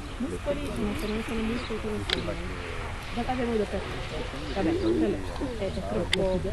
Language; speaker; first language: Italian; non-native, learner; Hungarian